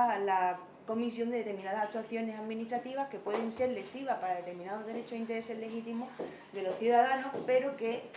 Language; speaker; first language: Spanish; native; Spanish